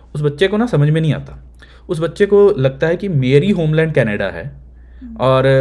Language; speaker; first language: Hindi; native; Hindi